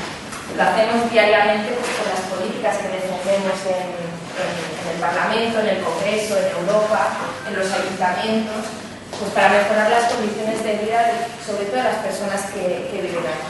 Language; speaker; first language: Spanish; native; Spanish